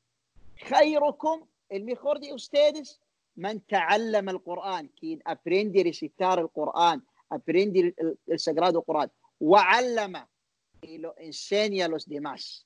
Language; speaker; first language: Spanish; non-native, learner; Arabic